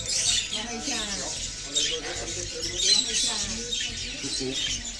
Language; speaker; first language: Dutch; non-native, learner; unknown